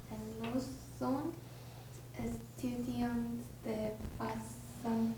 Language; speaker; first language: Spanish; non-native, learner; Korean